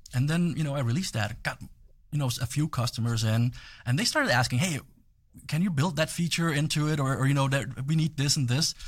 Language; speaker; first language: English; non-native, fluent; Danish